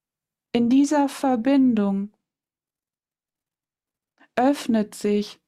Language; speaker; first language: German; native; German